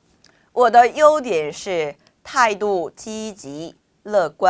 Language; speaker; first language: Chinese; non-native, fluent; Korean